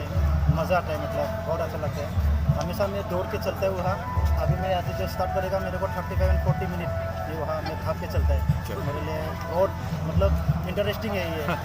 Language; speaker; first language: Hindi; non-native, local second language; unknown